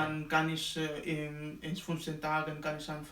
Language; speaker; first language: German; non-native, learner; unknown